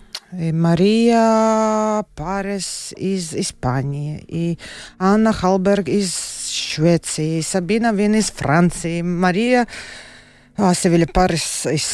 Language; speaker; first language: Russian; non-native, local second language; Latvian